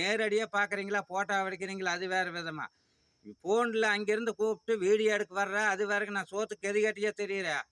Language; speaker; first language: Tamil; native; Tamil